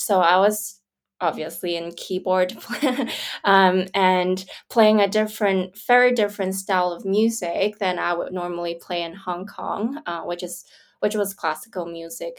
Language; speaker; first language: English; non-native, local second language; Cantonese